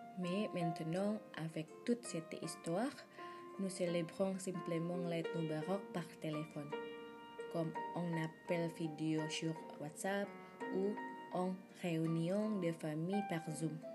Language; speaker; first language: French; non-native, learner; Indonesian